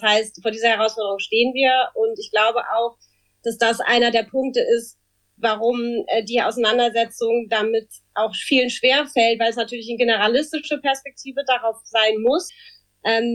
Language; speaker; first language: German; native; German